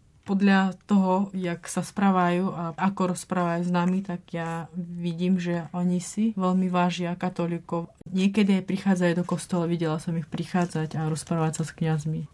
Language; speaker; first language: Slovak; non-native, fluent; Russian